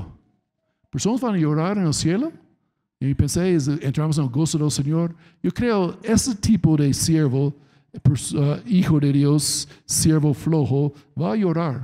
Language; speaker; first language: Spanish; non-native, fluent; English